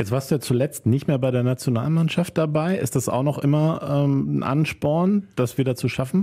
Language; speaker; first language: German; native; German